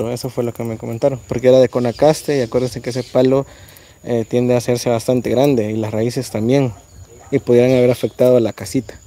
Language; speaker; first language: Spanish; native; Spanish